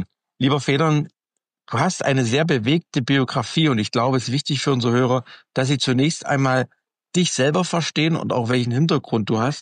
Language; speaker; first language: German; native; German